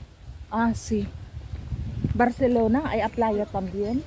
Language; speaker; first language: Spanish; non-native, learner; Filipino